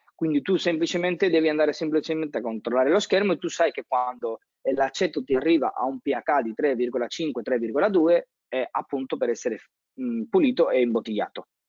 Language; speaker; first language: Italian; non-native, fluent; Spanish